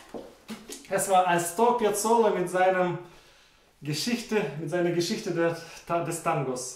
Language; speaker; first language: German; non-native, fluent; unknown